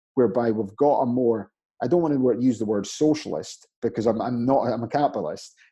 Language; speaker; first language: English; native; English